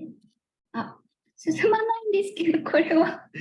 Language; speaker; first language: Japanese; native; Japanese